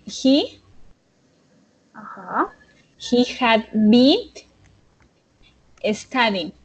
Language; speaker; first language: English; non-native, learner; Spanish